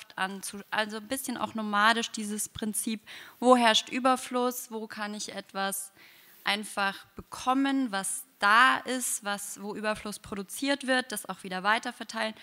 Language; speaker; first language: German; native; German